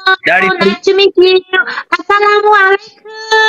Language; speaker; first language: English; non-native, learner; Vietnamese